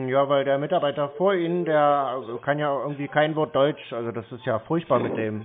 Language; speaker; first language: German; native; German